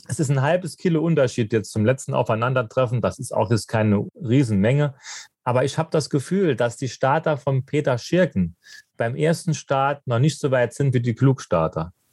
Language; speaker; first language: German; native; German